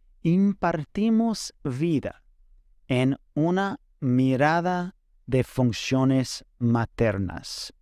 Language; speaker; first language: Spanish; non-native, fluent; English